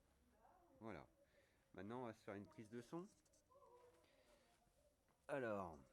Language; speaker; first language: French; native; French